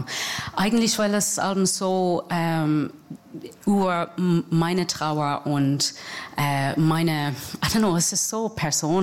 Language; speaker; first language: German; non-native, fluent; English